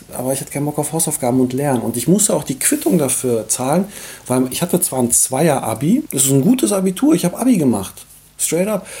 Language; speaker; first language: German; early bilingual, other home language; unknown